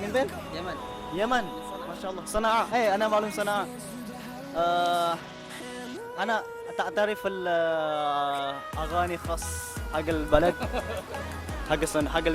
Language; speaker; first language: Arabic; non-native, learner; Indonesian